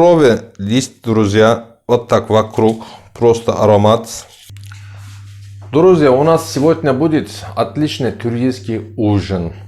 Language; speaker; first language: Russian; non-native, learner; Turkish